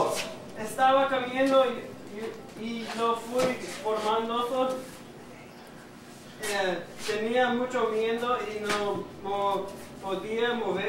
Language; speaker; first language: Spanish; non-native, learner; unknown